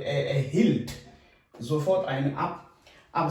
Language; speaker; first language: German; non-native, fluent; French